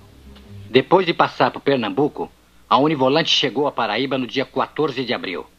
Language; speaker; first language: Portuguese; native; Portuguese